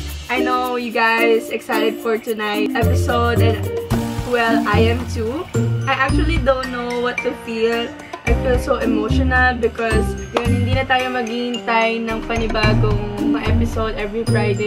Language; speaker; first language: English; non-native, local second language; Filipino